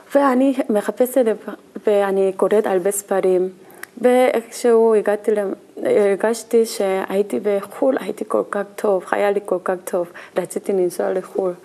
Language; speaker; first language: Hebrew; non-native, fluent; Korean